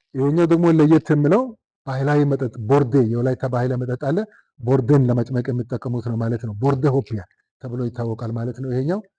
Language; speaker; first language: Amharic; non-native, local second language; Wolaytta